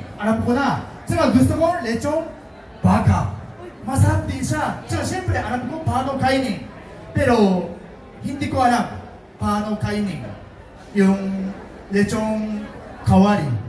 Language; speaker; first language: Filipino; non-native, fluent; Japanese